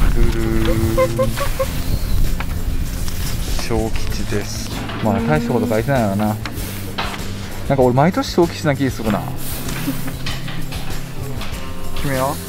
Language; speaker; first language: Japanese; native; Japanese